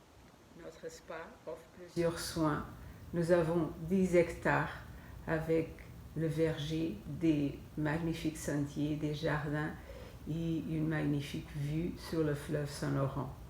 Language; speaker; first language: French; non-native, fluent; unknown